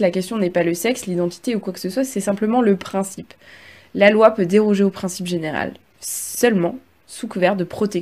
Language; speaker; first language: French; native; French